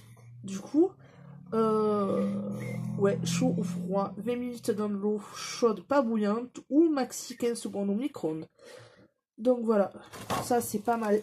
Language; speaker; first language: French; native; French